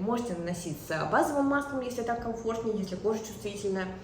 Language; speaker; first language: Russian; native; Russian